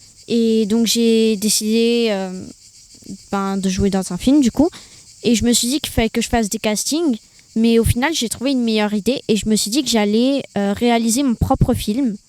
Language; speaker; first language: French; early bilingual, other home language; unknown